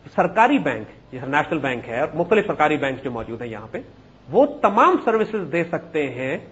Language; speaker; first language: Urdu; native; Urdu